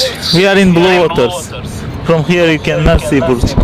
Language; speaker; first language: English; non-native, learner; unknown